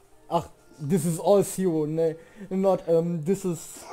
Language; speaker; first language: English; non-native, learner; German